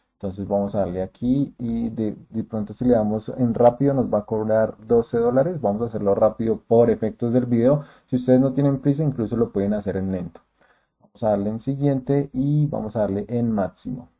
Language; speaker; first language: Spanish; native; Spanish